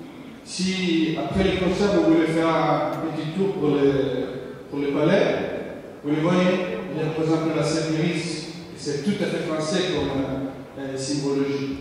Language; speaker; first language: French; non-native, fluent; Italian